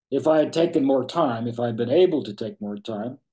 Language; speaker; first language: English; native; English